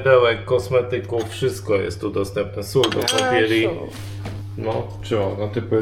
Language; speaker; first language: Polish; native; Polish